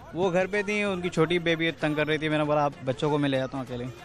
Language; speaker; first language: Urdu; native; Urdu